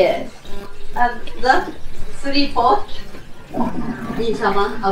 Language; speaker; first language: English; non-native, learner; Japanese